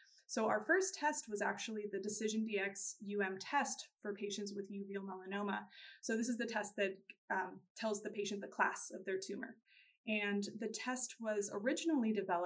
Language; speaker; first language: English; native; English